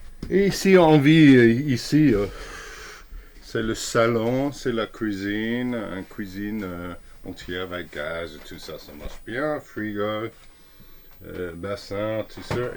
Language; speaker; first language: French; non-native, fluent; English